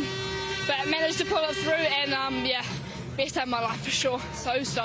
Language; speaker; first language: English; native; English